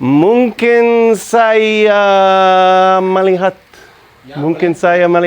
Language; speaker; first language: Indonesian; non-native, learner; English